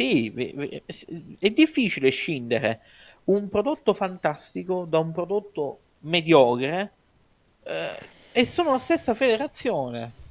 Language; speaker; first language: Italian; native; Italian